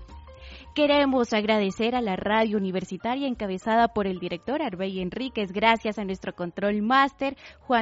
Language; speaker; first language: Spanish; native; Spanish